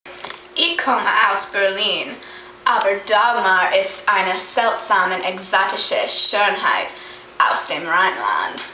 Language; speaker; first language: German; non-native, learner; English